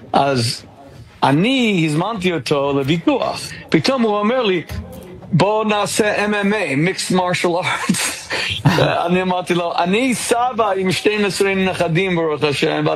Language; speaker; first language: Hebrew; non-native, fluent; English